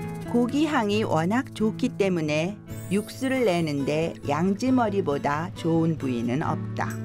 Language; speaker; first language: Korean; native; Korean